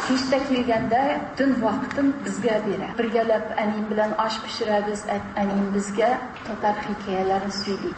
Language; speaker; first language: Tatar; early bilingual, heritage; Tatar